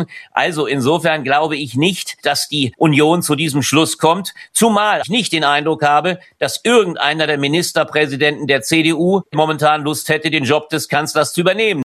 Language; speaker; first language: German; native; German